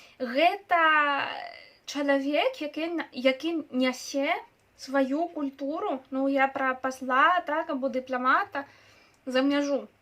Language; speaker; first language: Belarusian; non-native, local second language; Russian